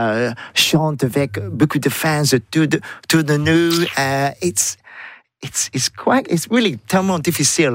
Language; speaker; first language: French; non-native, learner; English